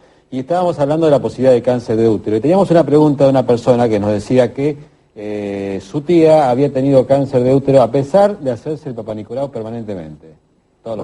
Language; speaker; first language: Spanish; native; Spanish